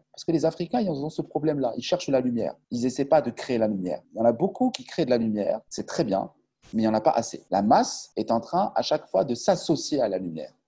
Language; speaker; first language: French; non-native, local second language; Arabic